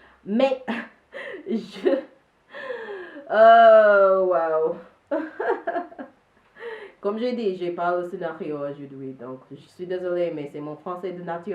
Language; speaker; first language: French; non-native, learner; English